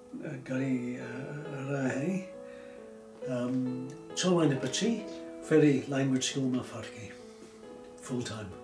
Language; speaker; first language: Nepali; non-native, fluent; English